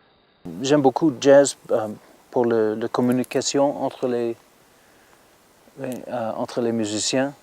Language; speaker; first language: French; non-native, learner; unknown